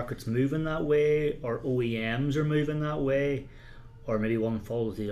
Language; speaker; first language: English; native; English